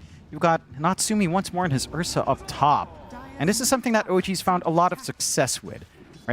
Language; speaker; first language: English; native; English